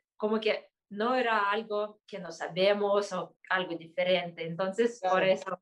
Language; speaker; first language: Spanish; non-native, fluent; Kyrgyz